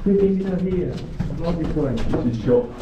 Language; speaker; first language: English; non-native, learner; Vietnamese